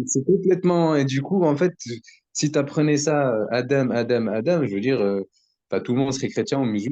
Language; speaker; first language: French; native; French